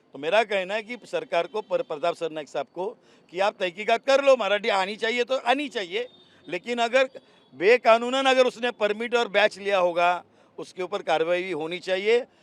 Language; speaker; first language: Hindi; non-native, local second language; Marathi